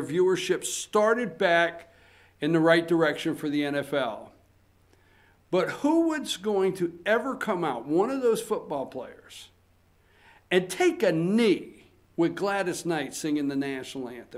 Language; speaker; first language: English; native; English